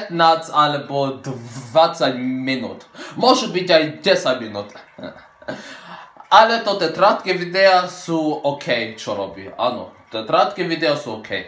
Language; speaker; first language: Slovak; early bilingual, heritage; Slovak